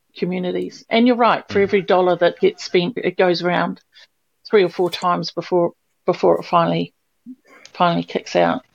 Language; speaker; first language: English; native; English